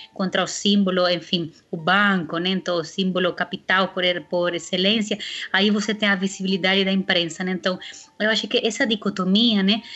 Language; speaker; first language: Portuguese; non-native, fluent; Spanish